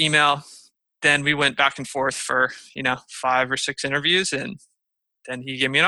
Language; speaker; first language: English; native; English